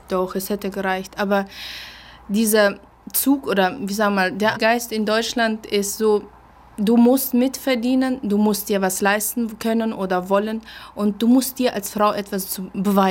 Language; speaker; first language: German; early bilingual, other home language; Russian